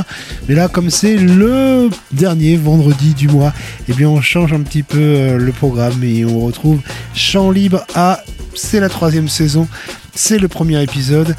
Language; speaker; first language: French; native; French